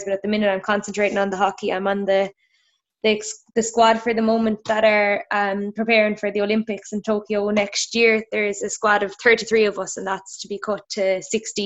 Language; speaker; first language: English; native; English